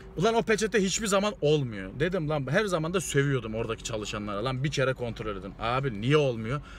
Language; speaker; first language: Turkish; native; Turkish